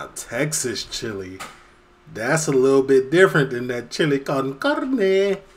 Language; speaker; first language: English; native; English